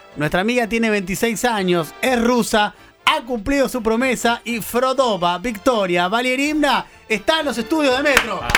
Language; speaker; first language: Spanish; native; Spanish